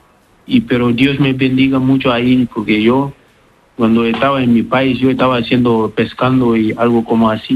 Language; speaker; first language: Spanish; non-native, learner; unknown